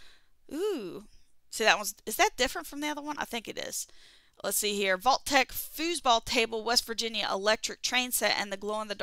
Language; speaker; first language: English; native; English